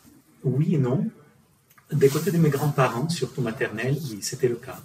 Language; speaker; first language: French; non-native, fluent; Ukrainian